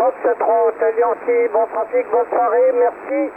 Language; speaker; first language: French; native; French